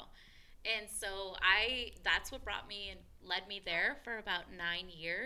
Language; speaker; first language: English; early bilingual, other home language; Spanish